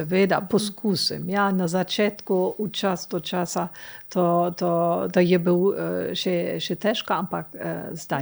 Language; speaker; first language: Slovenian; non-native, learner; German